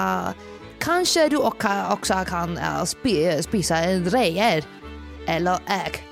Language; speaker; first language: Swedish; non-native, learner; Danish